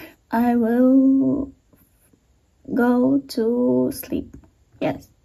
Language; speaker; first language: English; non-native, learner; Russian